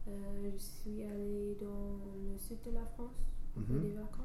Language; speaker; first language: French; non-native, fluent; English